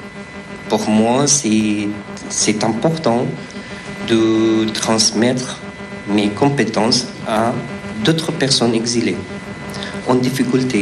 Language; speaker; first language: French; non-native, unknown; Persian